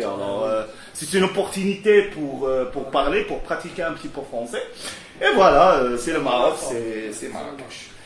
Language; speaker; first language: French; non-native, local second language; Arabic